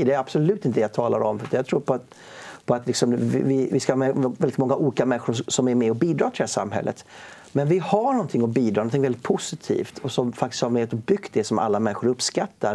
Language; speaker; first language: Swedish; native; Swedish